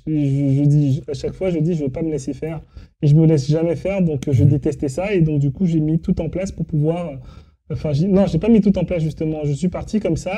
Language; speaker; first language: French; early bilingual, other home language; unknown